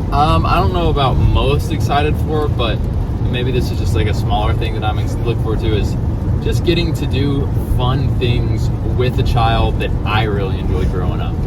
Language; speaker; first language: English; native; English